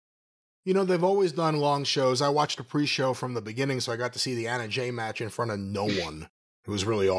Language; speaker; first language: English; native; English